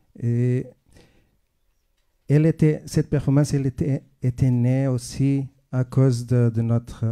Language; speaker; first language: French; non-native, fluent; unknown